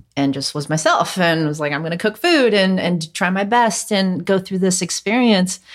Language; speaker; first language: English; early bilingual, other home language; Cantonese